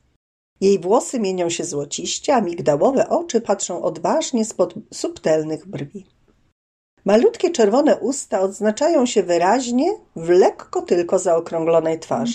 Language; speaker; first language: Polish; native; Polish